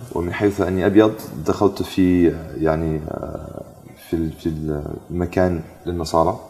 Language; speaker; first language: Arabic; non-native, fluent; English